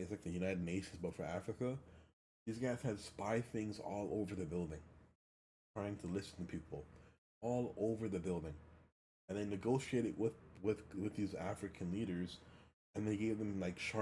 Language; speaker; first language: English; early bilingual, other home language; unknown